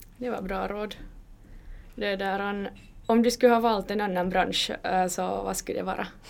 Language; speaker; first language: Swedish; native; Swedish